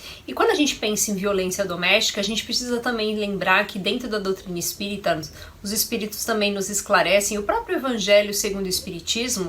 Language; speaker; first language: Portuguese; native; Portuguese